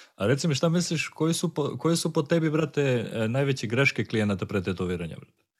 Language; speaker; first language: Serbian; native; Serbian